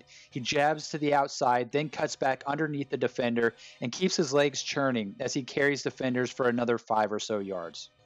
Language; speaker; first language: English; native; English